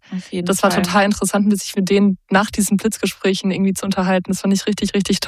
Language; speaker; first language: German; native; German